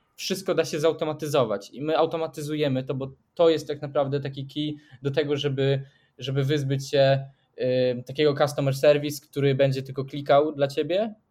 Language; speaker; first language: Polish; non-native, fluent; Swedish